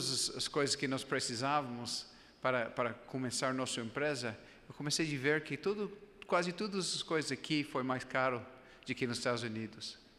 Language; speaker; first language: Portuguese; non-native, fluent; English